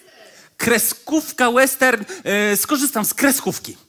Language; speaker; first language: Polish; native; Polish